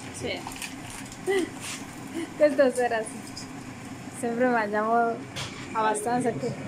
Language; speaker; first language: Italian; non-native, fluent; Spanish